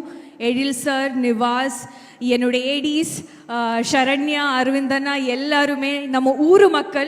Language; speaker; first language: Tamil; non-native, fluent; Malayalam